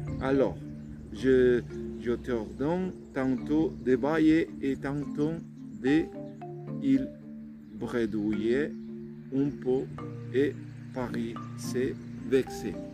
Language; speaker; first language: French; non-native, learner; Spanish